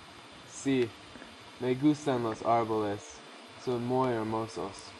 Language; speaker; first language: Spanish; non-native, learner; English